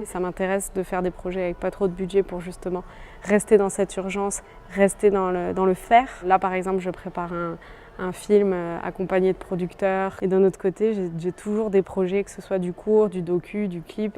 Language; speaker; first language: French; native; French